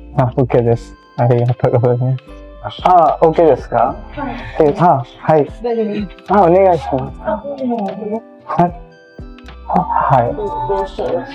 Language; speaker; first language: Japanese; non-native, learner; Telugu